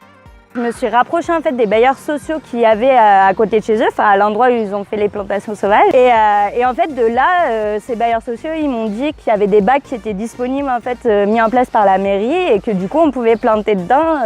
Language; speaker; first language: French; native; French